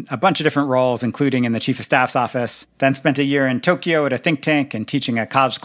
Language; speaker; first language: English; native; English